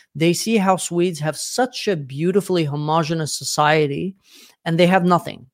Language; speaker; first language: English; non-native, fluent; Arabic